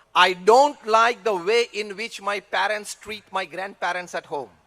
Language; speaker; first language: English; non-native, local second language; Gujarati